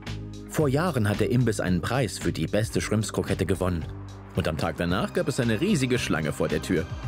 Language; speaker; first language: German; native; German